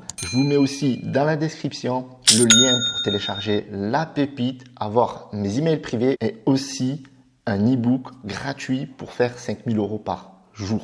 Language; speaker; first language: French; native; French